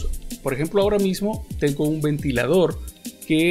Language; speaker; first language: Spanish; native; Spanish